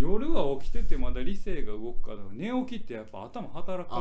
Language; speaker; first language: Japanese; native; Japanese